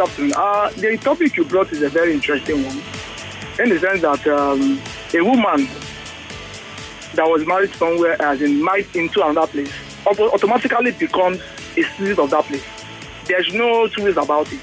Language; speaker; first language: English; non-native, local second language; Yoruba